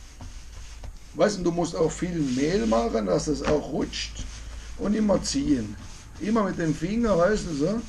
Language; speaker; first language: German; non-native, fluent; Italian